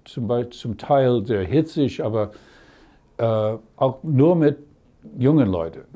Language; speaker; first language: German; non-native, learner; English